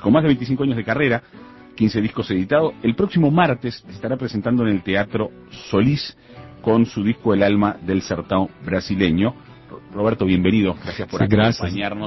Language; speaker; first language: Spanish; native; Spanish